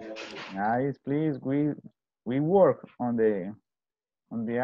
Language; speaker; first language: English; non-native, fluent; Spanish